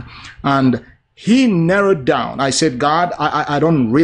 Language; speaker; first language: English; non-native, local second language; Ganda